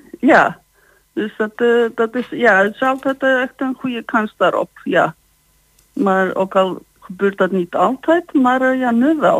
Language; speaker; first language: Dutch; non-native, fluent; Icelandic